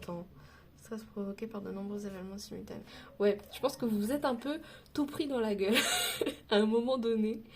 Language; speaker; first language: French; native; French